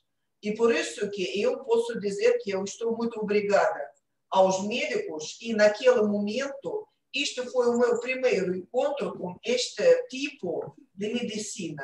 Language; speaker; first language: Portuguese; non-native, fluent; Russian